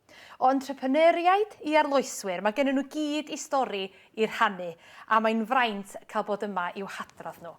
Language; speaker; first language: Welsh; native; Welsh